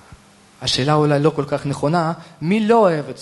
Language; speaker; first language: Hebrew; non-native, fluent; Russian